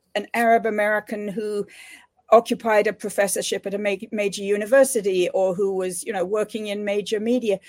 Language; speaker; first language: English; native; English